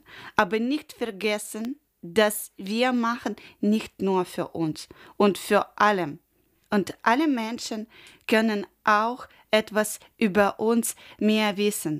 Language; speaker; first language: German; non-native, learner; Ukrainian